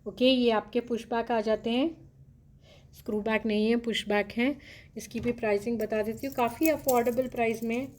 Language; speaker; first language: Hindi; non-native, local second language; Telugu